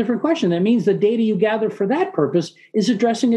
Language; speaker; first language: English; early bilingual, other home language; Spanish